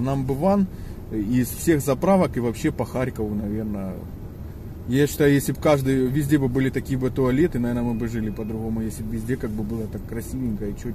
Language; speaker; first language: Russian; native; Russian